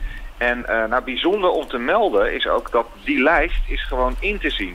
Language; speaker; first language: Dutch; native; Dutch